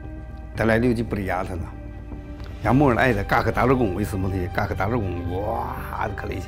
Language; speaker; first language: Russian; non-native, learner; Chinese